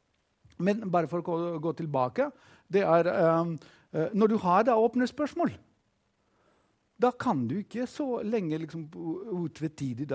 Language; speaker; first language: Norwegian; non-native, fluent; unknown